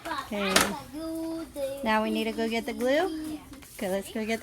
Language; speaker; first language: English; native; English